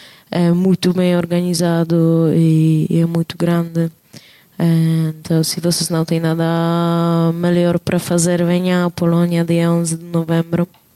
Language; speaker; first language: Portuguese; non-native, fluent; Polish